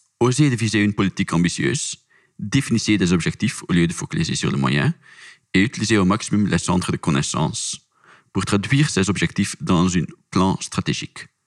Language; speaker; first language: French; non-native, local second language; Dutch